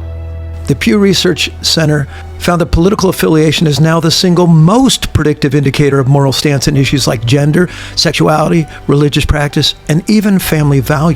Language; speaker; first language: English; native; English